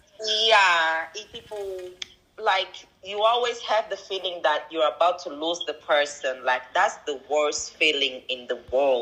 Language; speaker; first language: English; non-native, fluent; Portuguese